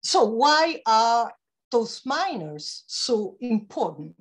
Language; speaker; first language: English; non-native, fluent; Italian